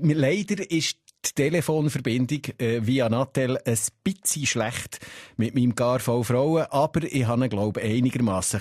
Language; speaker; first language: German; native; German